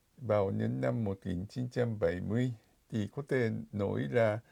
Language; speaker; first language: Vietnamese; non-native, fluent; Japanese